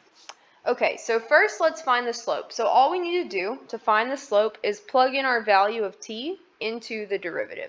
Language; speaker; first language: English; native; English